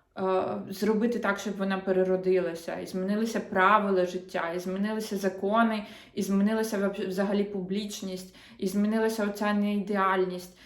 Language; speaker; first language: Ukrainian; non-native, local second language; Russian